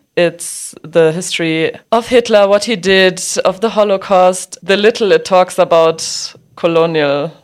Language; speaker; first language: English; non-native, fluent; German